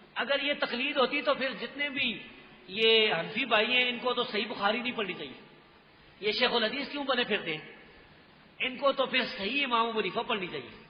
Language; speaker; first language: Urdu; non-native, local second language; Pashto